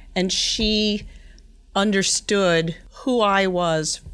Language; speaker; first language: English; native; English